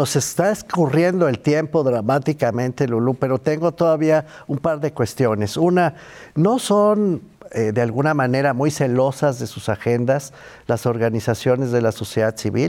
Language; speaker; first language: Spanish; native; Spanish